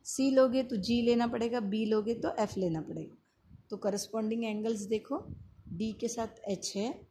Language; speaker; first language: Hindi; non-native, local second language; Marathi